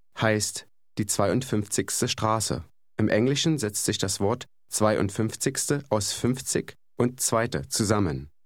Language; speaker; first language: German; native; German